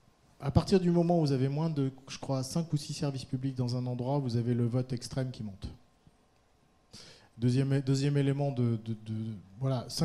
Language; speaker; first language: French; native; French